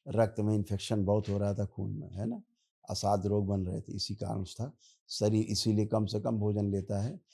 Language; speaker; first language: Hindi; native; Hindi